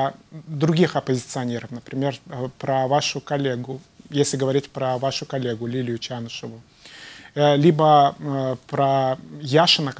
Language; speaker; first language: Russian; native; Russian